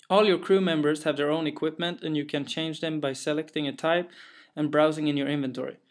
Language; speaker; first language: English; non-native, fluent; Swedish